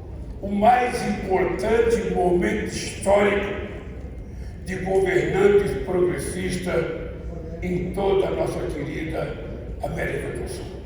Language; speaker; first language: Portuguese; native; Portuguese